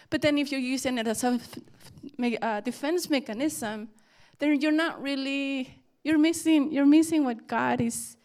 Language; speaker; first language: English; early bilingual, other home language; Spanish